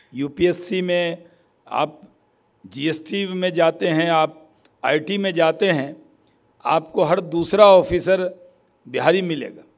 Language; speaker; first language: Hindi; native; Hindi